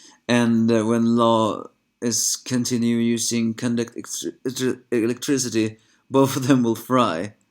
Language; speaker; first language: English; non-native, fluent; Swedish